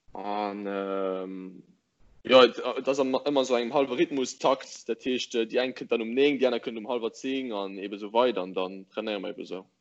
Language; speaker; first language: Luxembourgish; early bilingual, other home language; English